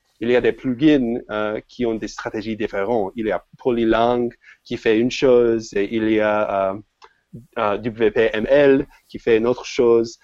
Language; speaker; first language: French; non-native, fluent; English